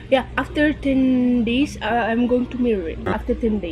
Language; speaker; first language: English; non-native, learner; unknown